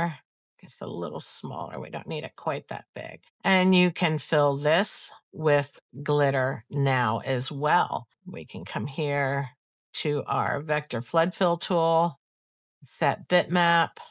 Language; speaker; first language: English; native; English